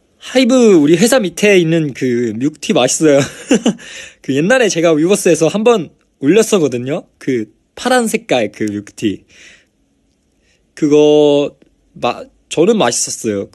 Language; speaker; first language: Korean; non-native, fluent; Chinese